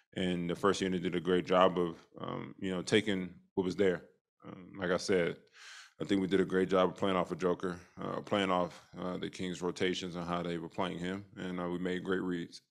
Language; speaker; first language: English; native; English